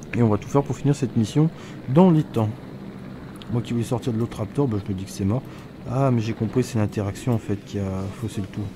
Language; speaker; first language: French; native; French